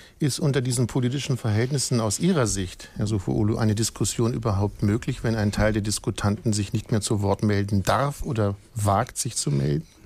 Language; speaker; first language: German; native; German